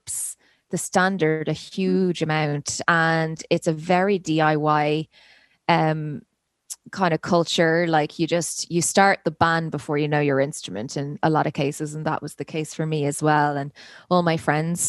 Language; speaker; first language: English; native; English